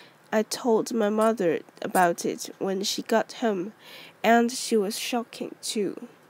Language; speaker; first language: English; non-native, local second language; Cantonese